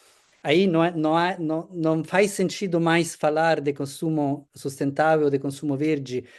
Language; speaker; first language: Portuguese; non-native, fluent; Italian